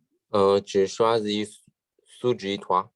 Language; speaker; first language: French; non-native, learner; Chinese